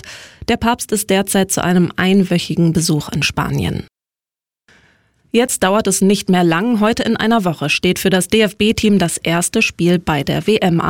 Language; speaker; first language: German; native; German